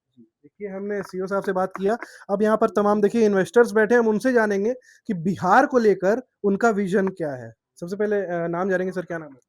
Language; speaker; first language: Hindi; native; Hindi